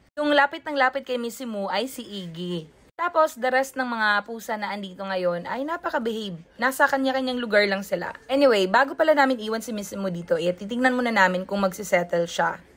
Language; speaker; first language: Filipino; non-native, local second language; Cebuano